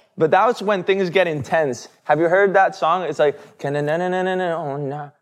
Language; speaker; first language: English; early bilingual, other home language; Spanish